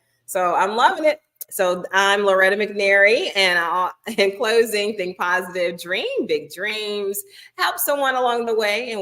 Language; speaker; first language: English; native; English